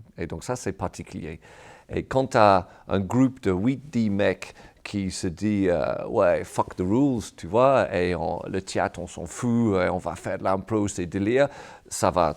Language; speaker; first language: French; non-native, fluent; English